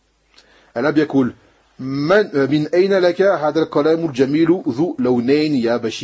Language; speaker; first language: Arabic; non-native, fluent; French